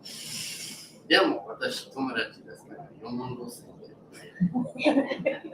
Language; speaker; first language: Japanese; non-native, learner; English